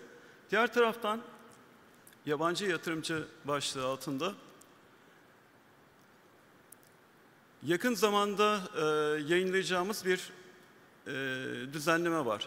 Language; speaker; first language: Turkish; native; Turkish